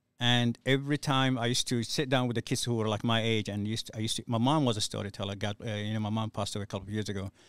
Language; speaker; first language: English; non-native, fluent; Somali